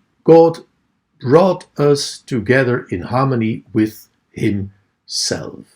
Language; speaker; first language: English; non-native, fluent; Dutch